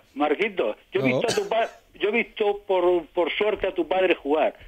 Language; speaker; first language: Spanish; native; Spanish